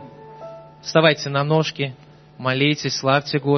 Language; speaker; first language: Russian; native; Russian